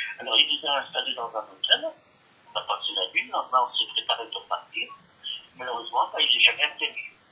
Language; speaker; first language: French; early bilingual, other home language; Yiddish